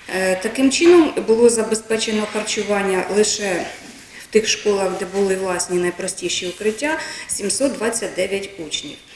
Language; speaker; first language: Ukrainian; native; Ukrainian